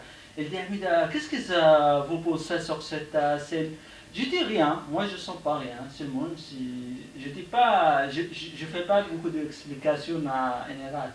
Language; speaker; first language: French; non-native, learner; Arabic